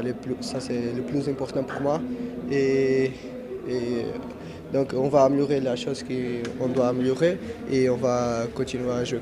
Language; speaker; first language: French; non-native, learner; Portuguese